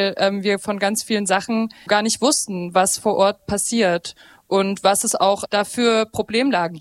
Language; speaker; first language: German; native; German